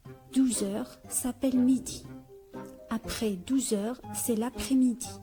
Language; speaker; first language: French; non-native, local second language; Arabic